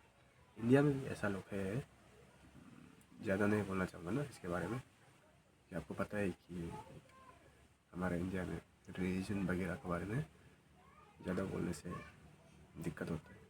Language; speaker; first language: Hindi; non-native, local second language; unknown